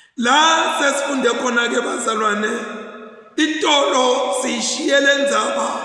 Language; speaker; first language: Zulu; non-native, local second language; Swati